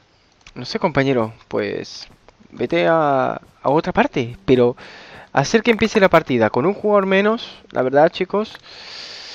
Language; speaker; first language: Spanish; native; Spanish